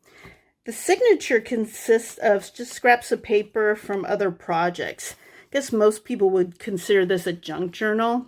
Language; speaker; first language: English; native; English